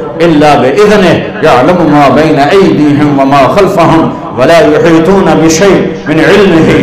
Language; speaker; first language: Urdu; non-native, local second language; Punjabi